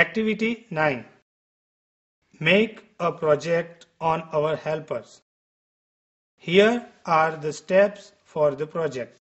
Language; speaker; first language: English; non-native, local second language; Gujarati